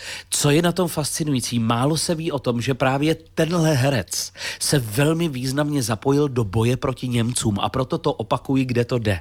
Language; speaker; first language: Czech; native; Czech